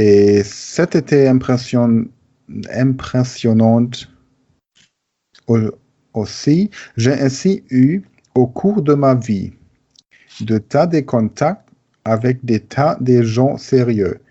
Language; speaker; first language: French; non-native, learner; German